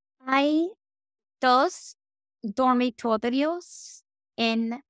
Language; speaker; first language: Spanish; non-native, learner; English